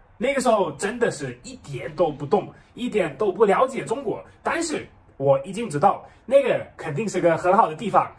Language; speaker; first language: Chinese; non-native, fluent; German